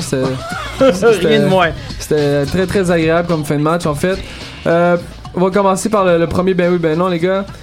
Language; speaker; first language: French; native; French